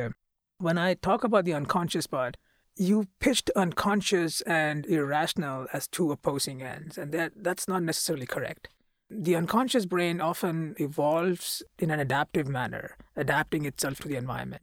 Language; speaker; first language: English; non-native, local second language; Malayalam